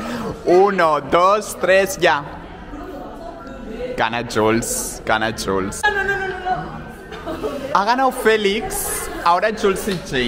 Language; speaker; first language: Spanish; native; Spanish